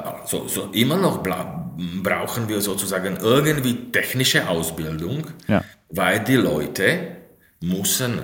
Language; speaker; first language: German; non-native, fluent; Slovak